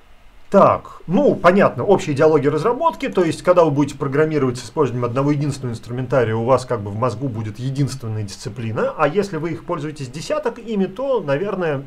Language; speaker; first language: Russian; native; Russian